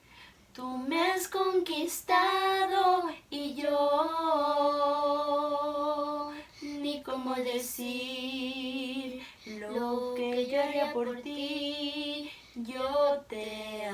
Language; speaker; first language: Spanish; native; Spanish